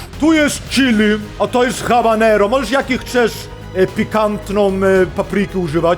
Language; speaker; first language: Polish; non-native, fluent; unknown